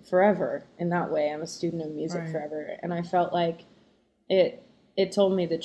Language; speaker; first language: English; native; English